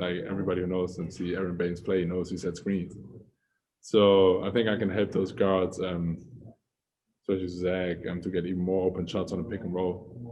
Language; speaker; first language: English; non-native, fluent; German